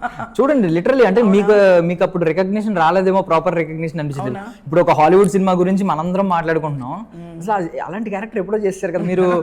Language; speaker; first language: Telugu; native; Telugu